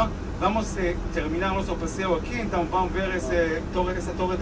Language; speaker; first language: Portuguese; non-native, fluent; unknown